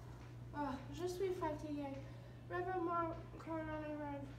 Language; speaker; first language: French; non-native, learner; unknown